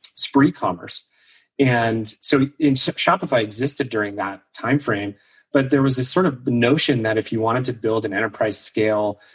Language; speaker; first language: English; native; English